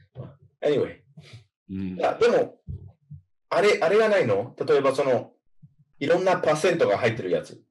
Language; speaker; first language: Japanese; non-native, fluent; English